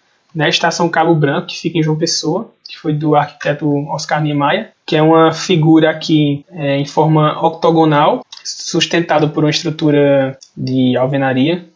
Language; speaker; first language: Portuguese; native; Portuguese